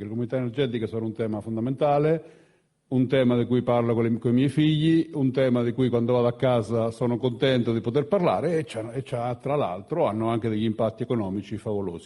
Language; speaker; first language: Italian; native; Italian